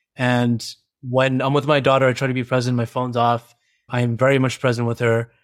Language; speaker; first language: English; early bilingual, other home language; Hindi